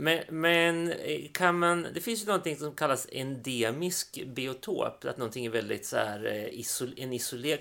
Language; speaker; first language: Swedish; native; Swedish